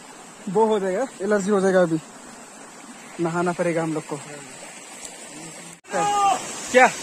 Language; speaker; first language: Hindi; non-native, local second language; Bodo